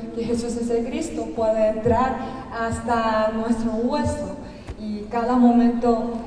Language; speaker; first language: Spanish; non-native, learner; Korean